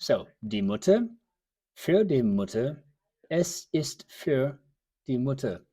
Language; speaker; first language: German; early bilingual, heritage; English